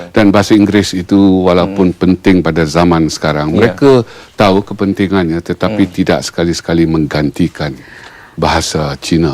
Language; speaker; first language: Malay; native; Malay